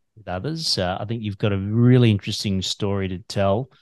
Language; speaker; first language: English; native; English